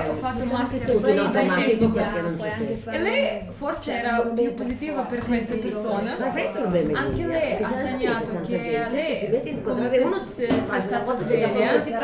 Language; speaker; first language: Italian; non-native, fluent; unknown